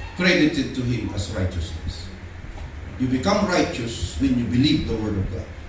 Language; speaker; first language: English; non-native, local second language; Filipino